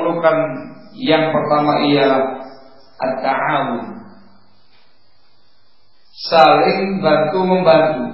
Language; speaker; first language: Indonesian; native; Indonesian